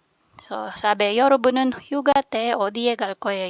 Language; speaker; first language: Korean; non-native, fluent; Filipino